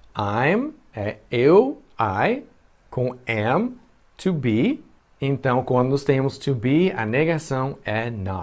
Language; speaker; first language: Portuguese; non-native, fluent; English